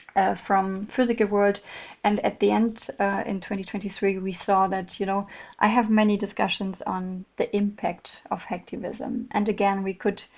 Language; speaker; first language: English; non-native, fluent; German